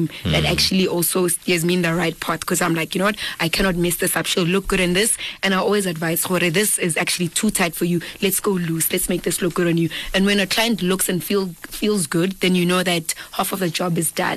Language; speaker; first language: English; non-native, local second language; Northern Sotho